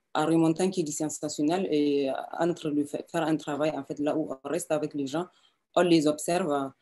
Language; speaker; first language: French; non-native, local second language; Hausa